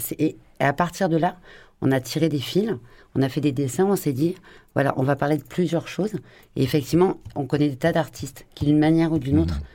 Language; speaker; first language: French; native; French